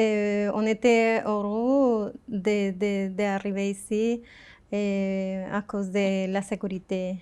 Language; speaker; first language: French; non-native, fluent; Spanish